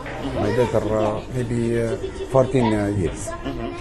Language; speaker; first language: English; non-native, learner; Arabic